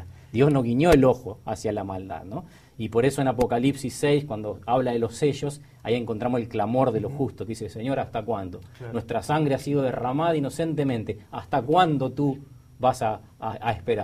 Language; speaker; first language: Spanish; native; Spanish